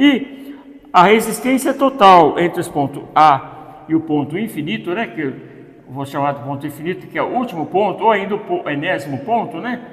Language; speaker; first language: Portuguese; native; Portuguese